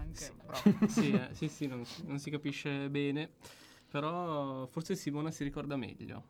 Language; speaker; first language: Italian; native; Italian